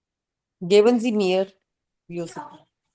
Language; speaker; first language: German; non-native, fluent; Hindi